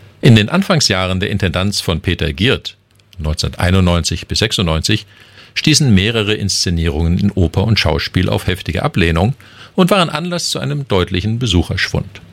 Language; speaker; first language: German; native; German